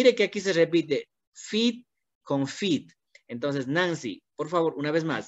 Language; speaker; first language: Spanish; native; Spanish